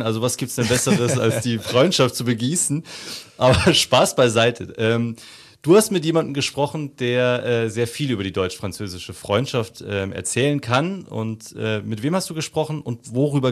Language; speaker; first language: German; native; German